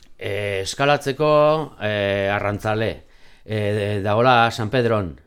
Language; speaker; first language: Basque; non-native, local second language; Spanish